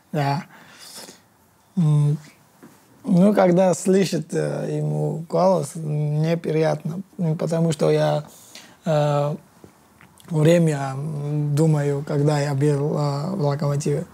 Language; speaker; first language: Russian; non-native, learner; Georgian